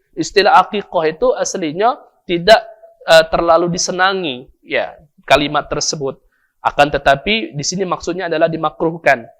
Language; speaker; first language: Malay; native; Malay